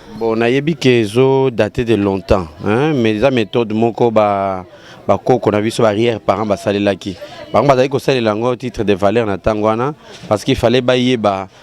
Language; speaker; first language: Lingala; non-native, local second language; Kongo